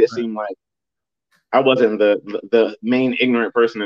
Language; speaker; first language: English; native; English